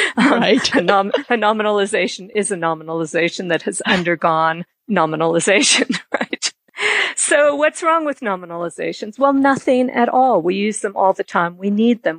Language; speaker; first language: English; native; English